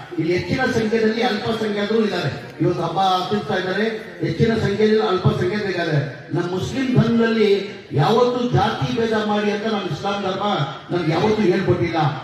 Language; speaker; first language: Kannada; non-native, local second language; Urdu